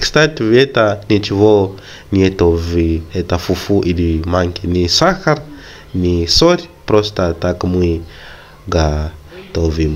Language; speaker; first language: Russian; non-native, fluent; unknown